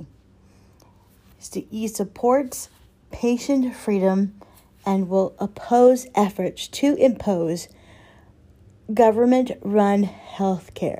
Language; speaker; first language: English; native; English